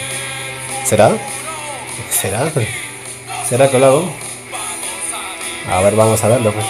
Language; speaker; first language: Spanish; native; Spanish